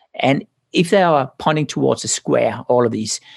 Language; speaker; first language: English; non-native, fluent; Danish